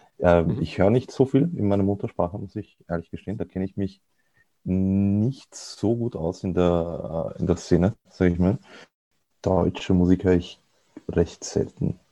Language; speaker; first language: German; early bilingual, other home language; Arabic